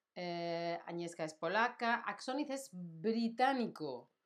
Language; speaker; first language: English; non-native, fluent; Spanish